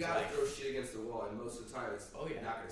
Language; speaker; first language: English; native; English